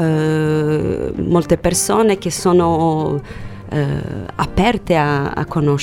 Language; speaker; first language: Italian; non-native, fluent; Portuguese